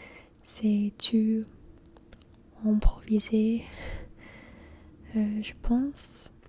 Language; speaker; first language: French; non-native, learner; English